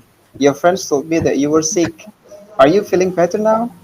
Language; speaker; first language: English; non-native, fluent; Indonesian